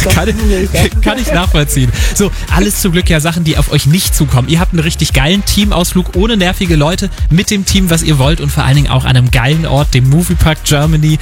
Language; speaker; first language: German; native; German